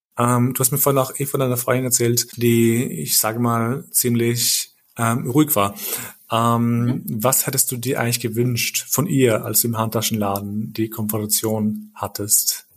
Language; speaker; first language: German; early bilingual, other home language; Albanian